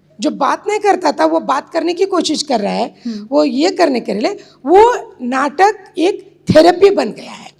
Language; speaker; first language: Hindi; non-native, local second language; Marathi